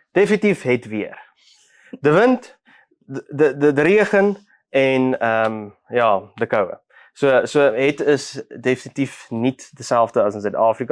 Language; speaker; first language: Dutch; non-native, learner; Afrikaans